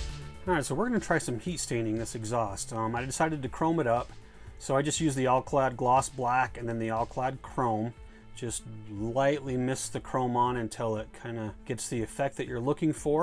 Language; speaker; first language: English; native; English